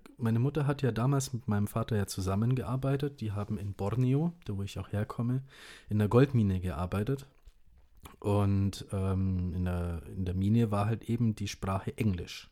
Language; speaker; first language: German; early bilingual, other home language; Indonesian